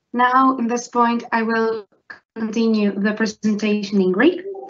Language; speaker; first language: English; non-native, fluent; Greek